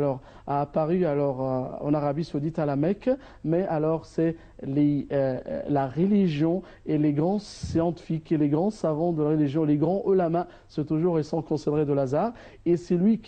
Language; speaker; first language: French; non-native, fluent; Arabic